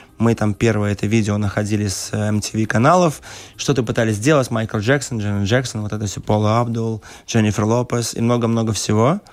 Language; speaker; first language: Russian; native; Russian